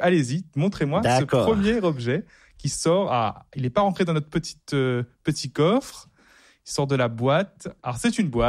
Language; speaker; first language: French; native; French